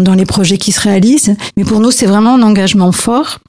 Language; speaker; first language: French; native; French